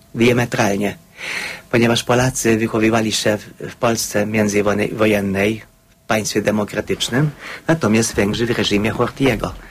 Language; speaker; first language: Polish; non-native, fluent; Hungarian